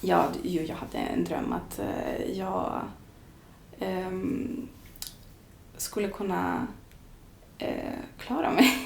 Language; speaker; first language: Swedish; non-native, fluent; Greek